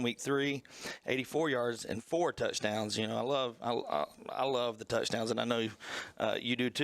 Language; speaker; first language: English; native; English